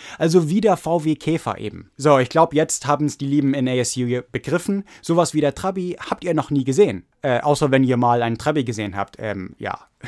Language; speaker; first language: German; non-native, fluent; English